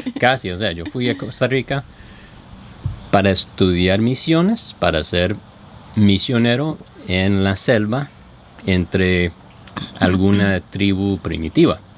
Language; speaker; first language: Spanish; non-native, fluent; English